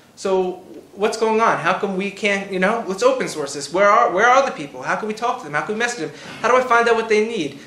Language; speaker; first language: English; native; English